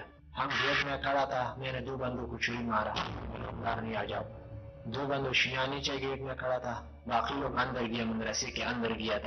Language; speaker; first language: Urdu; non-native, local second language; Pashto